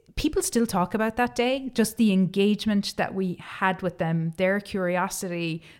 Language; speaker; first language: English; native; English